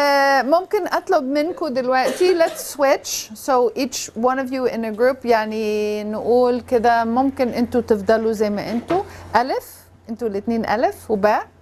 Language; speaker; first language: Arabic; non-native, fluent; English